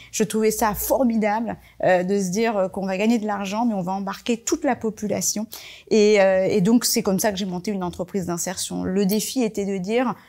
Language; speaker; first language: French; early bilingual, other home language; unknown